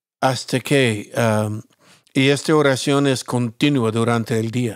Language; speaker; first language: Spanish; non-native, fluent; English